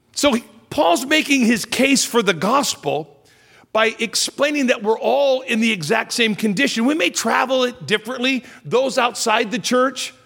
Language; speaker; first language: English; native; English